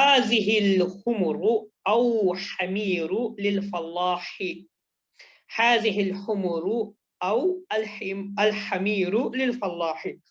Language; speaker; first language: Arabic; non-native, fluent; Urdu